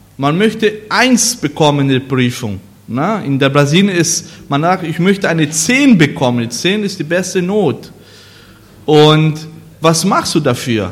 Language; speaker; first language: German; non-native, learner; Portuguese